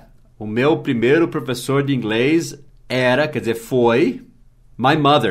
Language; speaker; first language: Portuguese; non-native, fluent; English